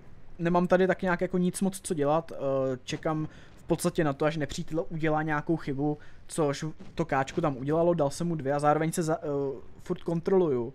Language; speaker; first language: Czech; native; Czech